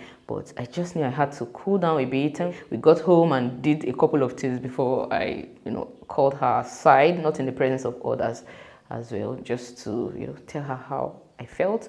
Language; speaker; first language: English; non-native, local second language; Yoruba